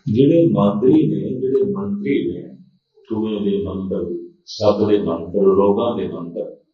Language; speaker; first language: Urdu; non-native, local second language; Punjabi